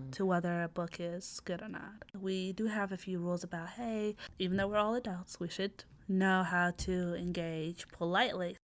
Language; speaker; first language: English; non-native, fluent; Arabic